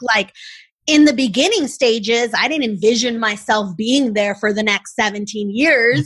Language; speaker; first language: English; native; English